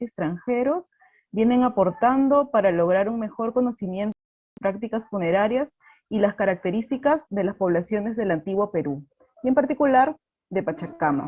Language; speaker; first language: Spanish; native; Spanish